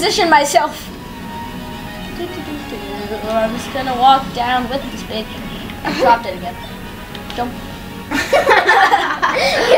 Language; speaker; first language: English; native; English